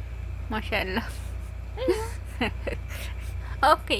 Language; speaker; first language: Arabic; non-native, learner; Amharic